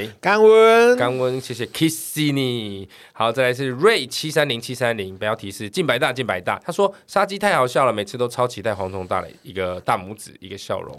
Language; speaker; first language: Chinese; native; Chinese